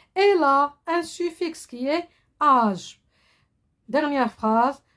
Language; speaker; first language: French; non-native, local second language; Arabic